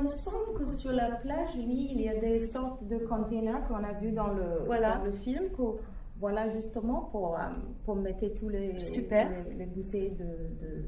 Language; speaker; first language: French; non-native, fluent; English